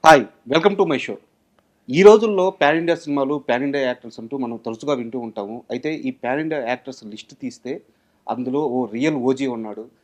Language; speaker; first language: Telugu; native; Telugu